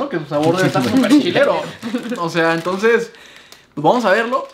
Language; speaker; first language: Spanish; native; Spanish